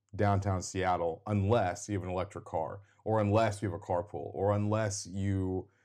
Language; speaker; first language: English; native; English